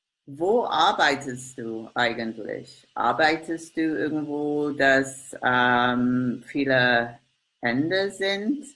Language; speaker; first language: German; non-native, learner; English